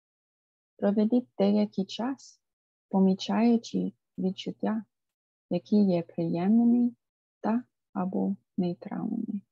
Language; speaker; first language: Ukrainian; non-native, fluent; English